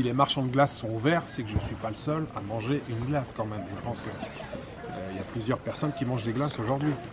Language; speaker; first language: French; native; French